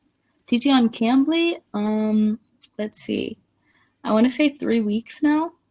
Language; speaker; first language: English; non-native, fluent; Spanish